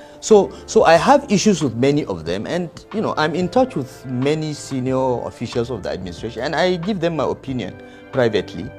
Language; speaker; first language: English; non-native, local second language; Hausa